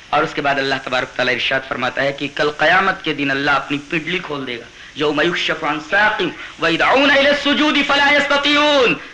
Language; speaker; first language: Urdu; native; Urdu